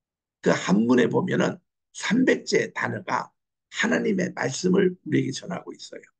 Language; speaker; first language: Korean; native; Korean